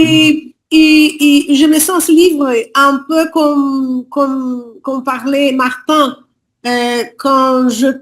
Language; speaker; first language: French; non-native, learner; Portuguese